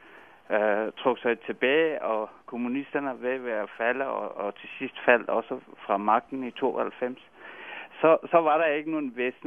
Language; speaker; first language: Danish; non-native, fluent; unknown